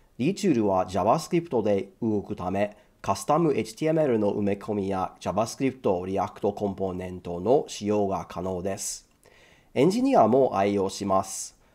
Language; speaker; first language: Japanese; non-native, fluent; English